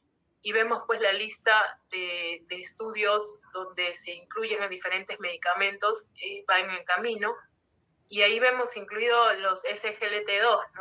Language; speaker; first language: Spanish; native; Spanish